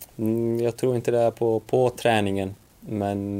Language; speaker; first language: Swedish; non-native, fluent; Icelandic